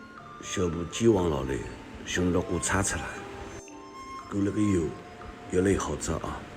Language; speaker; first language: Chinese; non-native, local second language; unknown